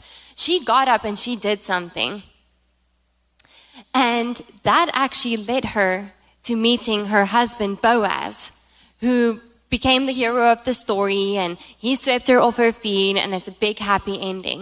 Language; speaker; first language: English; non-native, local second language; Afrikaans